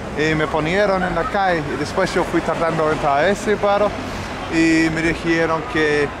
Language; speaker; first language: Spanish; non-native, learner; English